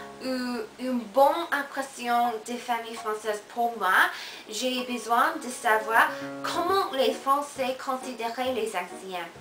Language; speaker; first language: French; non-native, learner; Korean